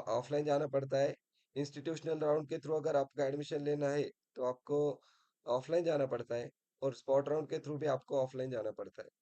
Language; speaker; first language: Hindi; non-native, local second language; Marathi